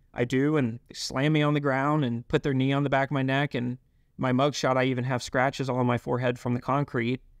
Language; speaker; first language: English; native; English